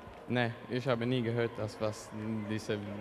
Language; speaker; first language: German; non-native, learner; Swedish